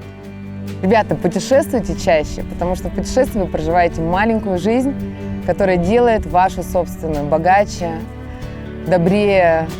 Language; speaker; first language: Russian; native; Russian